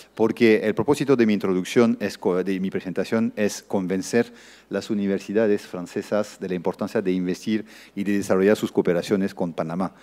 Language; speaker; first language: Spanish; non-native, fluent; French